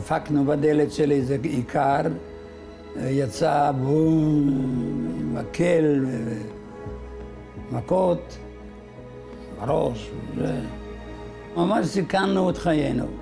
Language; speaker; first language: Hebrew; non-native, fluent; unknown